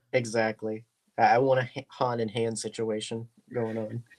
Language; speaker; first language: English; native; English